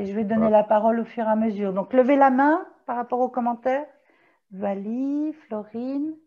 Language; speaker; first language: French; native; French